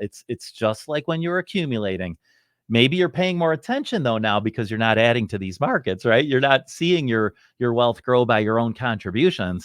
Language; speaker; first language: English; native; English